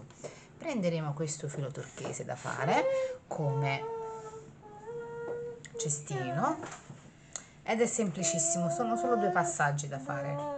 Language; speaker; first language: Italian; native; Italian